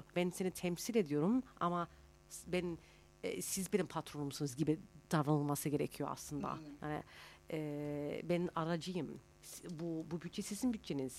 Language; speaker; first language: Turkish; early bilingual, heritage; Turkish